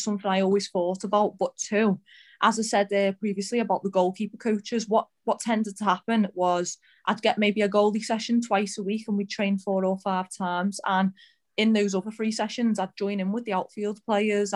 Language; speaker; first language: English; native; English